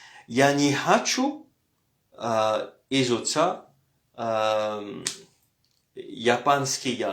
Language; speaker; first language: Russian; non-native, fluent; French